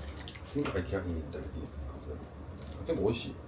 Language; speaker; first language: Japanese; non-native, learner; Korean